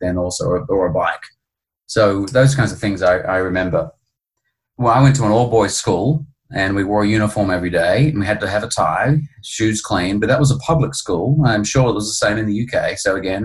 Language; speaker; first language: English; native; English